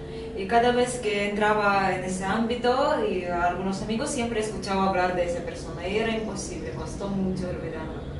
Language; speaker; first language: Spanish; non-native, fluent; Russian